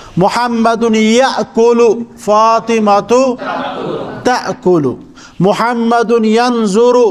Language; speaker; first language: Arabic; non-native, fluent; Urdu